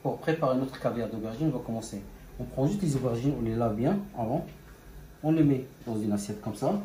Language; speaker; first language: French; non-native, local second language; Arabic